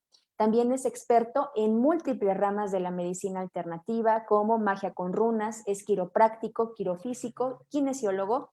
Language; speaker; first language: Spanish; native; Spanish